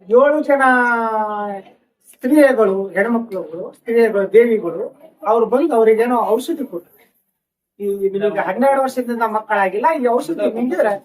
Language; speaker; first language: Kannada; non-native, local second language; Lambadi